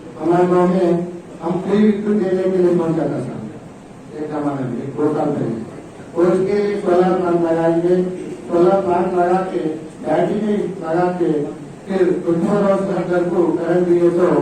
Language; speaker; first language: Hindi; non-native, local second language; Telugu